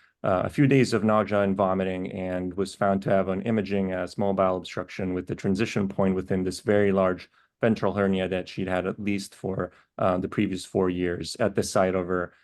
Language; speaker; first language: English; native; English